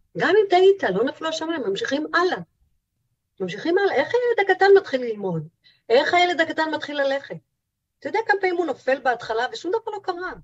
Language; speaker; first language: Hebrew; native; Hebrew